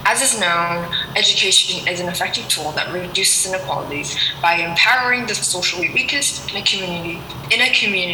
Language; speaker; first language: English; non-native, local second language; Cantonese